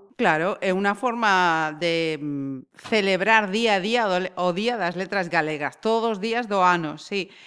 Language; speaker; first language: Galician; native; Galician